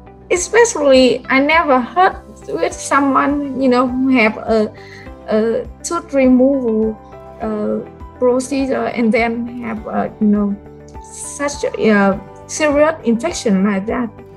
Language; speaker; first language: English; non-native, learner; Vietnamese